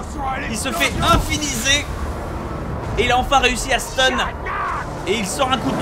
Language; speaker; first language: French; native; French